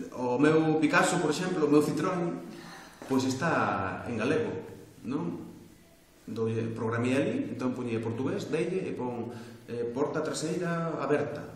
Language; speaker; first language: Galician; non-native, local second language; Spanish